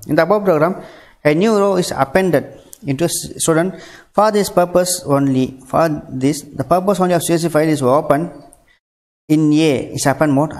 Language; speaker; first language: English; non-native, local second language; Tamil